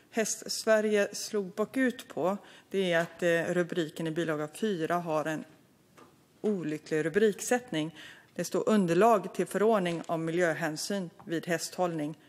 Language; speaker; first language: Swedish; native; Swedish